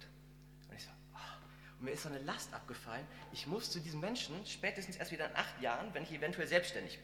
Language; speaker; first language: German; native; German